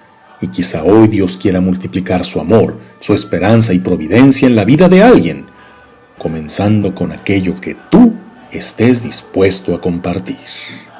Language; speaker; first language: Spanish; native; Spanish